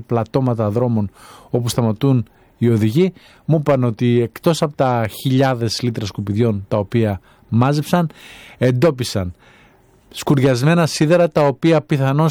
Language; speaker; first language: Greek; native; Greek